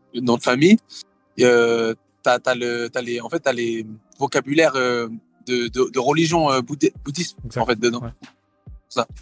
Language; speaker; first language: French; early bilingual, other home language; Thai